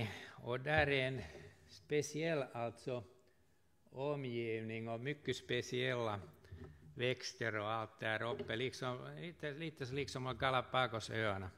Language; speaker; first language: Swedish; non-native, fluent; Finnish